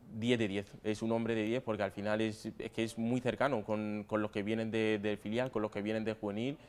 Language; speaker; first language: Spanish; native; Spanish